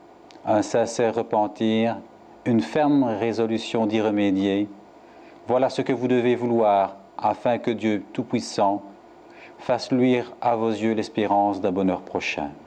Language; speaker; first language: French; native; French